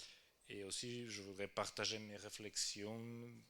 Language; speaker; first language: French; non-native, fluent; Ukrainian